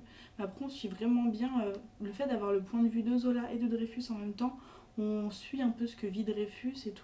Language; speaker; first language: French; native; French